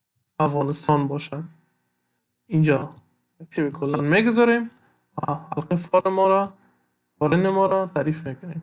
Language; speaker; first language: Persian; native; Persian